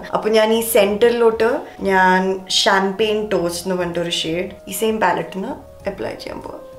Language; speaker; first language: Malayalam; early bilingual, heritage; Malayalam